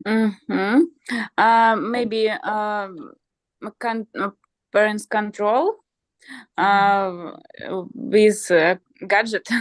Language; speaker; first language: English; non-native, learner; Russian